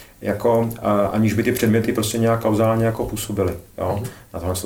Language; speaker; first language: Czech; native; Czech